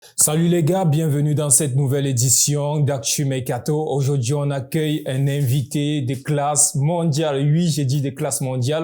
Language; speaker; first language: French; native; French